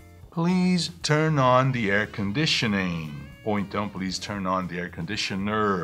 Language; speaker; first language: English; non-native, fluent; Portuguese